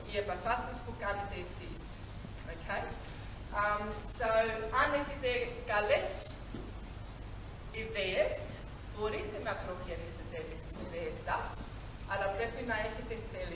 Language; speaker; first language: Greek; early bilingual, heritage; Greek